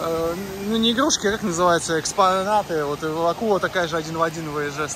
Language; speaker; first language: Russian; native; Russian